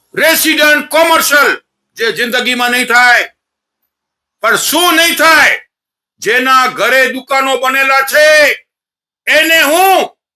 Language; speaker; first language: Gujarati; non-native, local second language; Sindhi